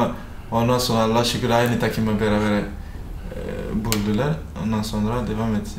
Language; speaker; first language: Turkish; non-native, fluent; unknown